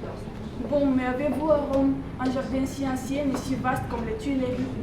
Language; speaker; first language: French; non-native, fluent; Bulgarian